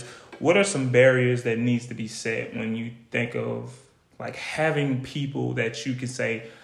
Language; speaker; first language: English; native; English